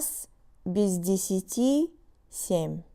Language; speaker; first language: Russian; non-native, fluent; English